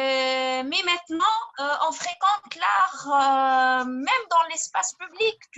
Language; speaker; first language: French; non-native, fluent; Arabic